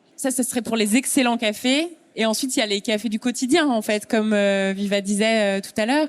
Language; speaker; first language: French; native; French